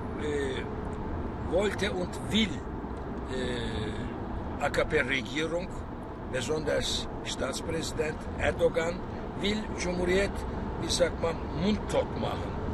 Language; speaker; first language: German; non-native, fluent; Turkish